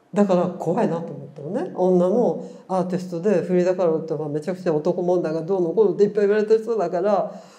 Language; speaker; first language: Japanese; native; Japanese